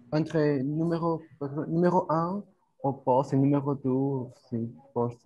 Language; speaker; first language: French; non-native, learner; Spanish